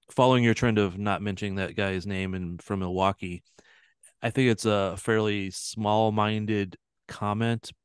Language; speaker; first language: English; native; English